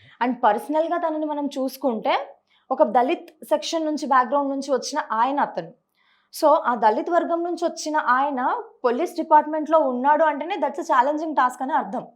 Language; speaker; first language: Telugu; early bilingual, heritage; Telugu